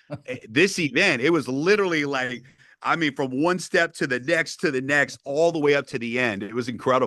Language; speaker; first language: English; native; English